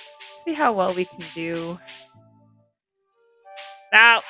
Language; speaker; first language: English; native; English